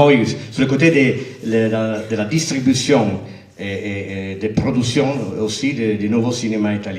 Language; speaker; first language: French; non-native, fluent; Italian